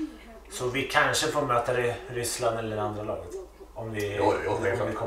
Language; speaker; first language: Swedish; native; Swedish